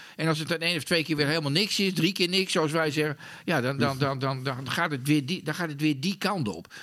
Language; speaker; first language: Dutch; native; Dutch